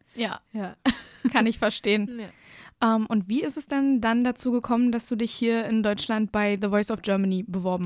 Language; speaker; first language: German; native; German